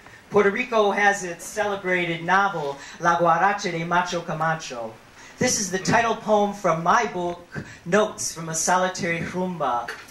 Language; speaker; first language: English; early bilingual, other home language; Spanish